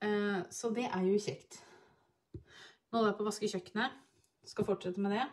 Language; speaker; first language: Norwegian; native; Norwegian